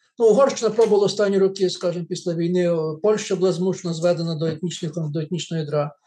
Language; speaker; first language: Ukrainian; native; Ukrainian